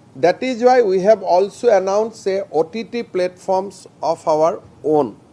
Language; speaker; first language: English; non-native, local second language; Assamese